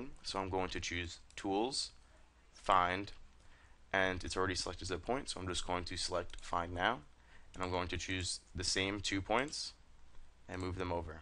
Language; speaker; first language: English; native; English